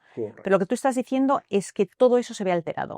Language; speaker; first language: Spanish; native; Spanish